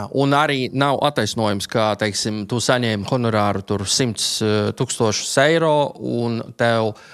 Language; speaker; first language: Latvian; non-native, local second language; Russian